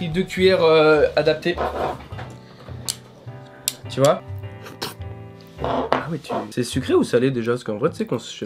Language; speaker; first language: French; native; French